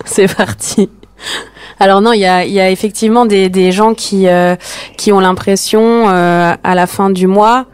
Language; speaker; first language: French; native; French